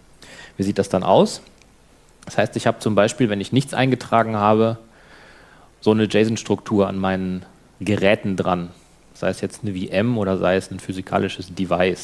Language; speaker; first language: German; native; German